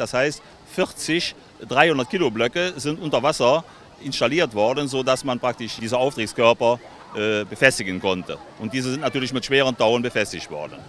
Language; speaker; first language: German; native; German